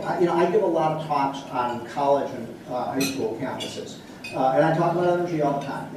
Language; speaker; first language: English; native; English